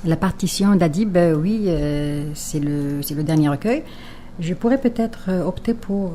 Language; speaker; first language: French; non-native, local second language; Arabic